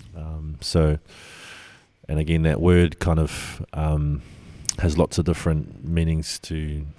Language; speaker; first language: English; native; English